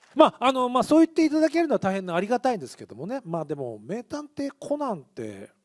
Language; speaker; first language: Japanese; native; Japanese